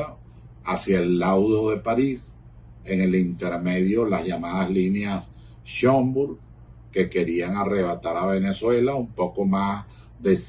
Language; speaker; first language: Spanish; native; Spanish